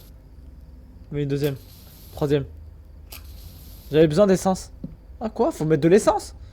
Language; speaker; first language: French; native; French